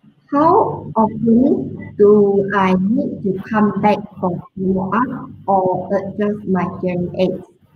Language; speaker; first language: English; non-native, local second language; Chinese